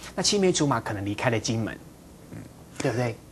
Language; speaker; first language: Chinese; native; Chinese